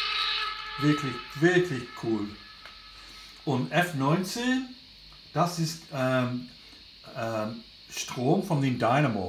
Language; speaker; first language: German; non-native, learner; English